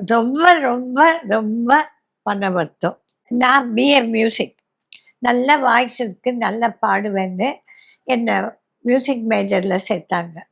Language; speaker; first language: Tamil; native; Tamil